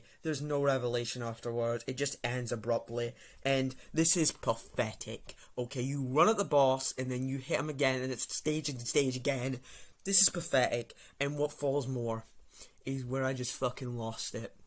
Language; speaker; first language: English; native; English